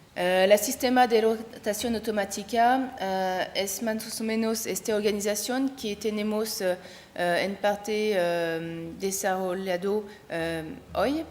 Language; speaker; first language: Spanish; non-native, learner; French